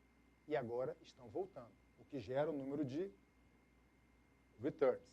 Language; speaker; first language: Portuguese; native; Portuguese